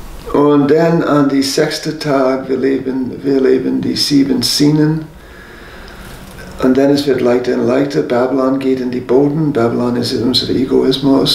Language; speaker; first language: German; non-native, fluent; English